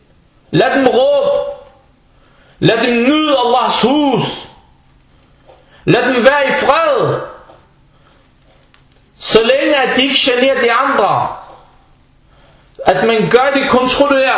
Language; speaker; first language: Danish; early bilingual, other home language; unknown